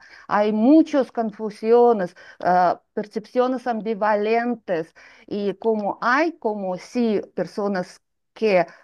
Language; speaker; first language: Spanish; non-native, fluent; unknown